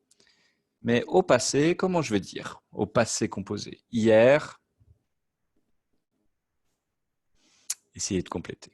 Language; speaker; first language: French; native; French